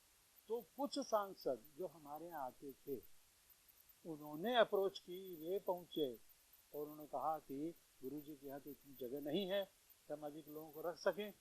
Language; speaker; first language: Hindi; native; Hindi